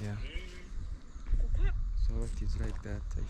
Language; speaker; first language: English; non-native, learner; Rundi